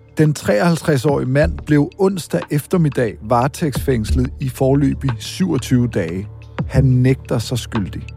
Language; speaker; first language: Danish; native; Danish